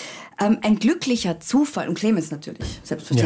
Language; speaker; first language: German; native; German